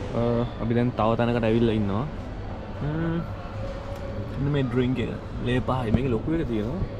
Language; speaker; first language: Sinhala; native; Sinhala